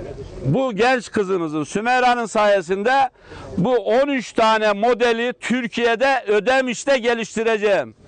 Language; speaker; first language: Turkish; native; Turkish